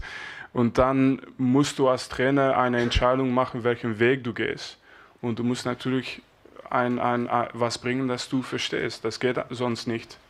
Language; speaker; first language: German; non-native, fluent; French